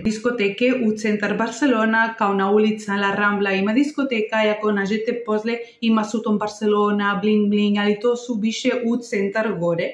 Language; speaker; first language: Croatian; non-native, learner; Spanish